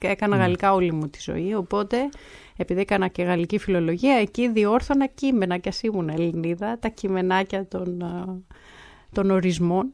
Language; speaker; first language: Greek; native; Greek